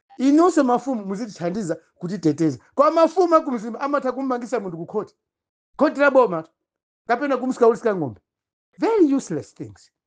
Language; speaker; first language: Nyanja; non-native, local second language; Tumbuka